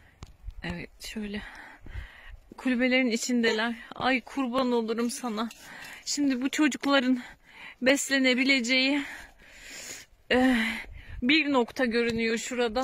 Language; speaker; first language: Turkish; native; Turkish